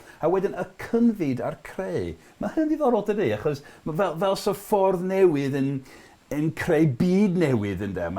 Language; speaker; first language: Welsh; non-native, fluent; English